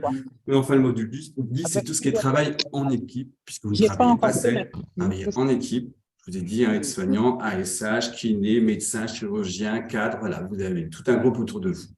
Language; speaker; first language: French; native; French